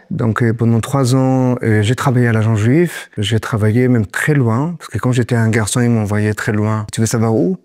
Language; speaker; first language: French; non-native, fluent; Hebrew